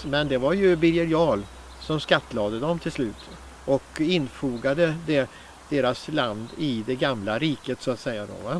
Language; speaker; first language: Swedish; native; Swedish